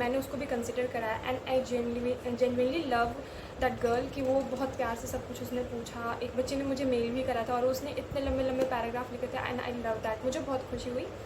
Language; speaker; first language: Hindi; native; Hindi